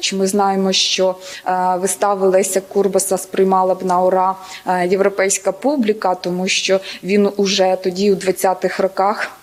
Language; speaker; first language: Ukrainian; native; Ukrainian